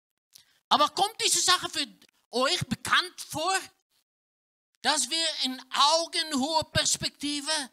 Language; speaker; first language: German; non-native, learner; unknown